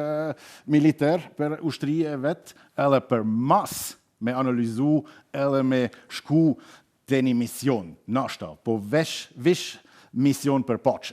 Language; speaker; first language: Albanian; non-native, learner; German